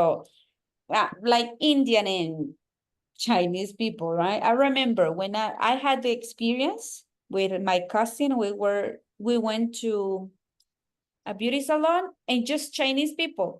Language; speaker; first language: English; non-native, fluent; Spanish